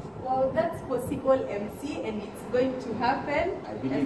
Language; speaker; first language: English; non-native, local second language; Swahili